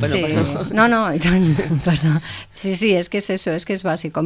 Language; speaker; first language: Catalan; non-native, local second language; Spanish